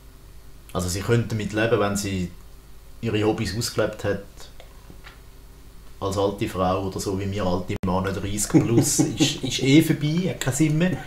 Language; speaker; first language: German; native; German